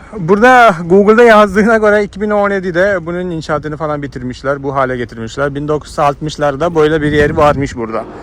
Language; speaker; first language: Turkish; non-native, fluent; Malayalam